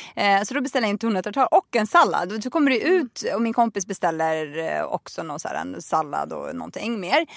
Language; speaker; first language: Swedish; early bilingual, other home language; Russian